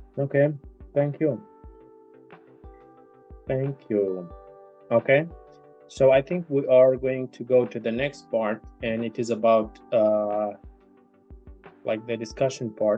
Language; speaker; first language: English; non-native, fluent; Tajik